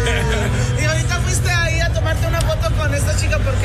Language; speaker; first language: Spanish; early bilingual, heritage; Spanish